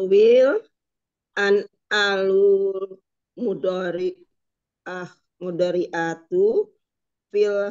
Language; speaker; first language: Arabic; non-native, learner; Indonesian